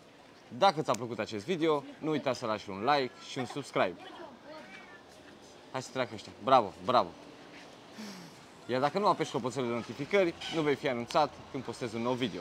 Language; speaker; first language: Romanian; native; Romanian